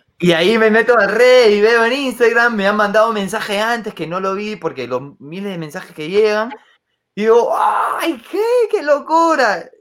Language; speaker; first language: Spanish; non-native, fluent; English